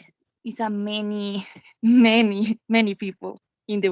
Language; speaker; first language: English; non-native, learner; Spanish